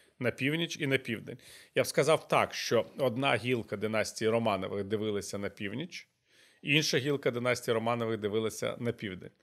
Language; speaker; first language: Ukrainian; native; Ukrainian